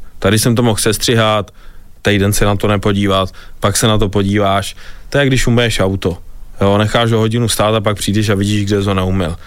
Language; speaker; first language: Czech; native; Czech